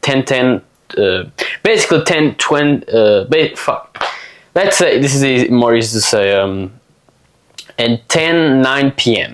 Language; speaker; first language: English; non-native, fluent; Portuguese